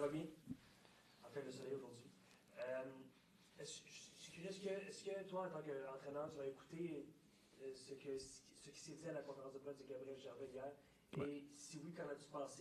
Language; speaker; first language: French; native; French